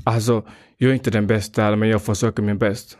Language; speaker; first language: Swedish; non-native, fluent; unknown